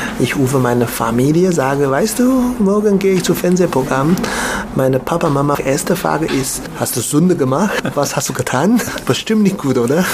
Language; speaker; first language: German; non-native, learner; Chinese